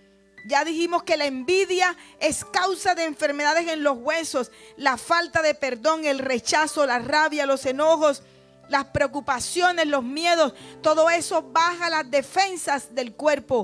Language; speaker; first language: Spanish; native; Spanish